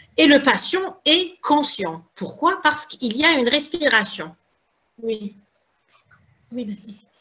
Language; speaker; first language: French; non-native, local second language; Arabic